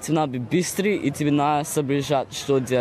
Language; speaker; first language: Russian; early bilingual, heritage; Russian